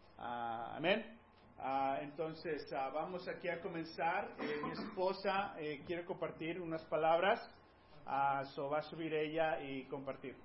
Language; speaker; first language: Spanish; early bilingual, heritage; Spanish